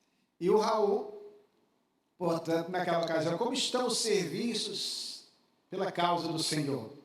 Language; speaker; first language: Portuguese; native; Portuguese